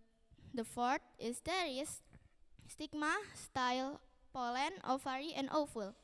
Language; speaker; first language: English; non-native, learner; Indonesian